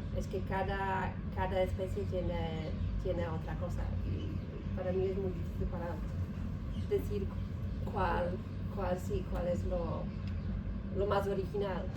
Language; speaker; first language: Spanish; non-native, learner; Polish